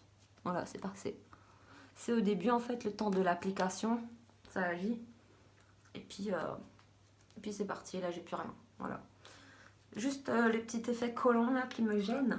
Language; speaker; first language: French; native; French